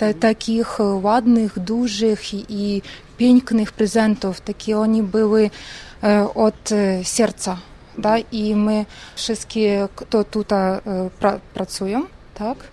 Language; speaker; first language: Polish; non-native, learner; Russian